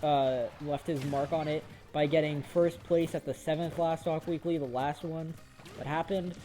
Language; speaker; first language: English; native; English